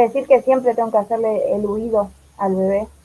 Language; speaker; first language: Spanish; native; Spanish